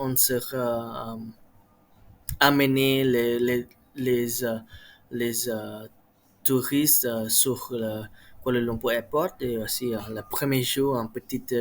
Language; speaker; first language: French; non-native, learner; Malay